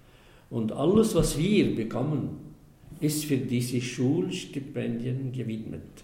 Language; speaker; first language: German; non-native, fluent; Arabic